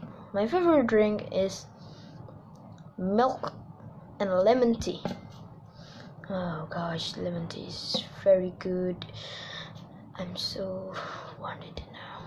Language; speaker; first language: English; non-native, learner; Indonesian